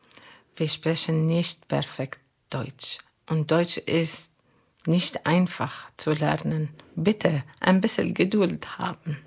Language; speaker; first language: German; non-native, learner; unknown